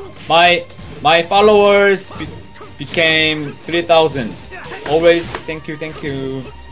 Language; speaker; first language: English; non-native, learner; Korean